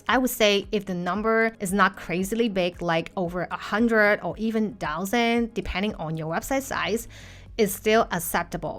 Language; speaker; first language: English; non-native, fluent; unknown